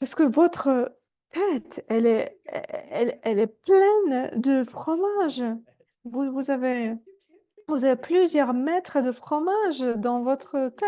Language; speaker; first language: French; non-native, fluent; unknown